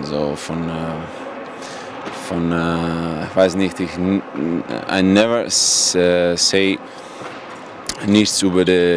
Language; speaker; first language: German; non-native, learner; Russian